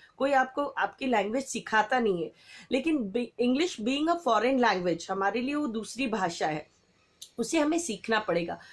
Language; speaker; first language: Hindi; non-native, local second language; Marathi